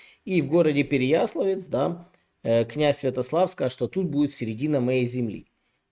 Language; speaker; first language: Russian; non-native, local second language; Ukrainian